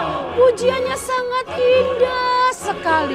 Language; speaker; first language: Indonesian; native; Indonesian